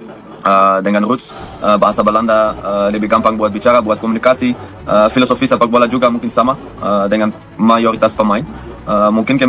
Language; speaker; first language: Indonesian; non-native, fluent; Dutch